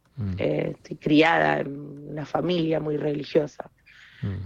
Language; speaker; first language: Spanish; native; Spanish